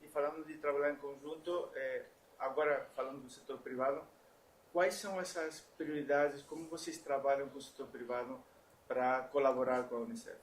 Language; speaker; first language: Portuguese; non-native, fluent; Spanish